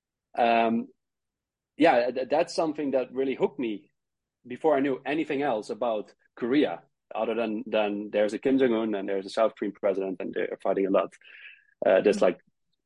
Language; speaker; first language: English; non-native, fluent; Dutch